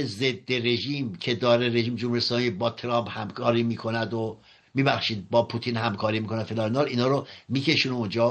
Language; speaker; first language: Persian; native; Persian